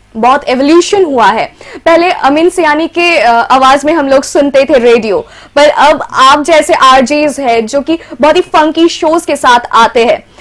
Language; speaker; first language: Hindi; non-native, local second language; Bangla